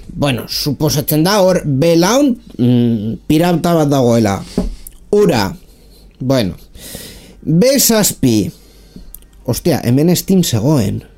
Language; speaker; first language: Basque; non-native, local second language; Spanish